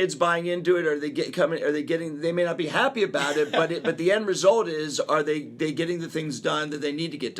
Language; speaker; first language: English; native; English